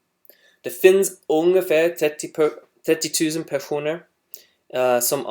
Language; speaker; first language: Swedish; non-native, learner; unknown